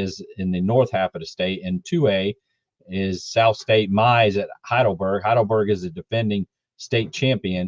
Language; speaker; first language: English; native; English